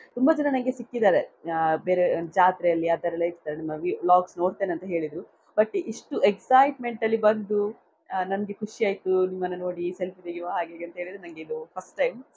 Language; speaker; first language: Kannada; non-native, local second language; Tulu